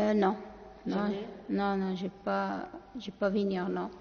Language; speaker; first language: French; non-native, learner; Arabic